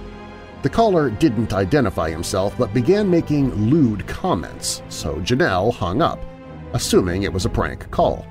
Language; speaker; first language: English; native; English